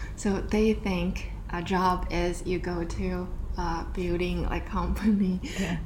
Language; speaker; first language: English; non-native, fluent; Chinese